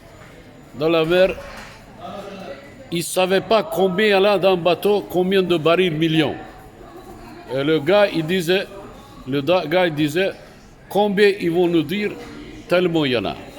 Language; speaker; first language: French; non-native, fluent; Turkish